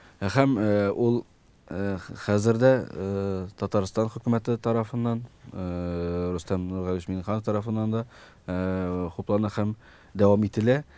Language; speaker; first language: Tatar; early bilingual, heritage; Tatar